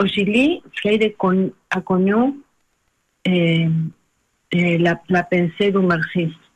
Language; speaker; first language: French; non-native, learner; Spanish